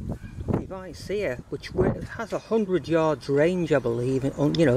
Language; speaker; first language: English; native; English